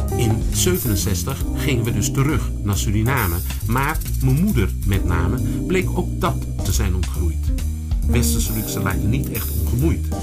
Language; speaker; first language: Dutch; early bilingual, other home language; Sranan Tongo